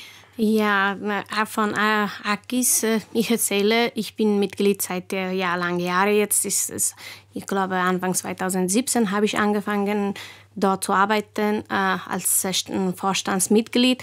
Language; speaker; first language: German; non-native, learner; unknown